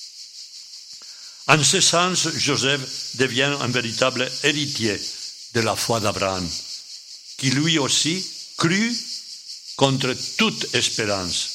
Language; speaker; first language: French; non-native, fluent; Spanish